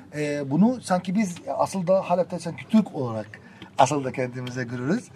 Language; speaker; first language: Turkish; non-native, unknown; Arabic